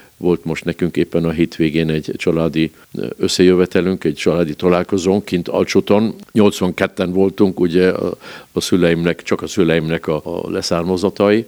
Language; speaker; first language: Hungarian; early bilingual, heritage; Hungarian